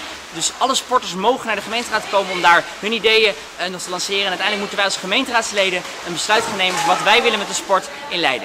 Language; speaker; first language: Dutch; native; Dutch